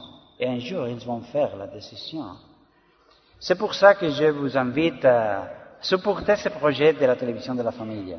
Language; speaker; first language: French; non-native, learner; Spanish